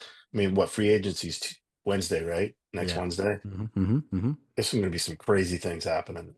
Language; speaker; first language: English; native; English